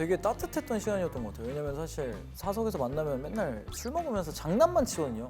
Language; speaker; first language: Korean; native; Korean